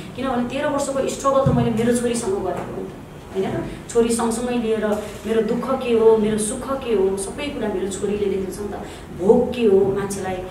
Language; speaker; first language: Nepali; native; Nepali